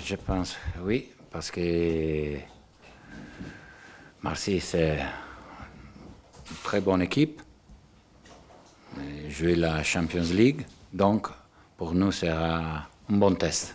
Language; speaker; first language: French; non-native, learner; Italian